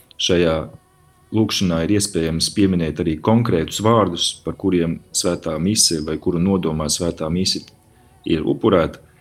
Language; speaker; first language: Latvian; native; Latvian